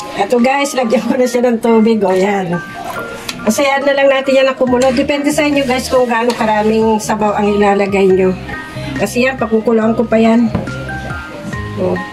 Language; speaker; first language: Filipino; non-native, local second language; Iloko